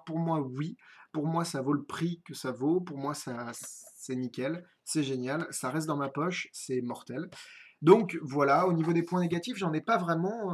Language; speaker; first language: French; native; French